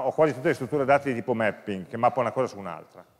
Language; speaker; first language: Italian; native; Italian